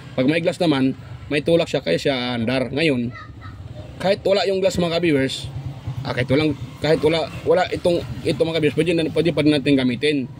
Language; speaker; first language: Filipino; non-native, local second language; Cebuano